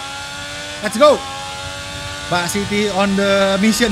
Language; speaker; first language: English; non-native, fluent; Indonesian